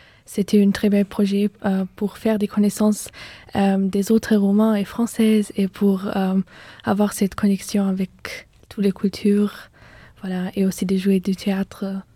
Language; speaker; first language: French; non-native, fluent; Romanian